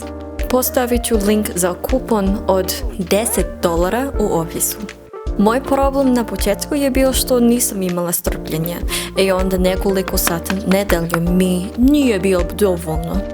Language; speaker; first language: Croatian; non-native, learner; English